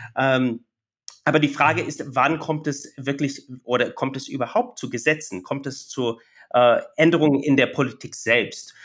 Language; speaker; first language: German; non-native, fluent; English